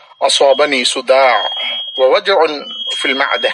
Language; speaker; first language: Arabic; non-native, fluent; Malayalam